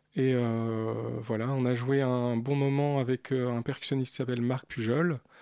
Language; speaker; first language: French; early bilingual, other home language; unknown